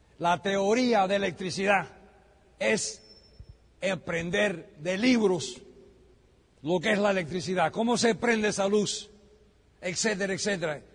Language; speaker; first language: Spanish; early bilingual, heritage; Spanish